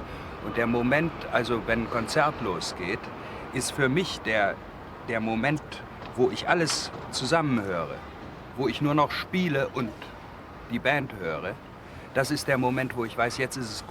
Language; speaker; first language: German; native; German